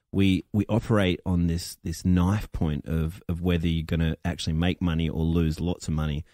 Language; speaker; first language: English; native; English